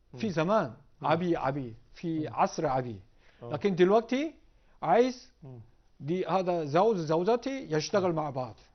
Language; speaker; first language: Egyptian Arabic; non-native, learner; Korean